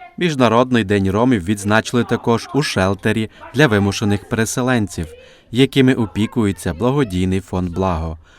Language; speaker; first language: Ukrainian; native; Ukrainian